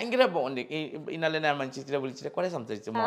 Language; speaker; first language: Malayalam; non-native, fluent; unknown